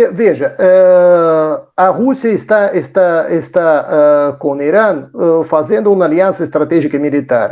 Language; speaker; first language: Portuguese; non-native, fluent; Russian